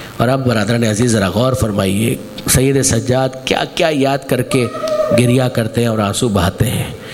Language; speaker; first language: Urdu; non-native, local second language; Gujarati